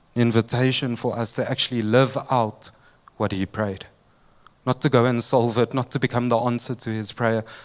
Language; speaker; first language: English; native; English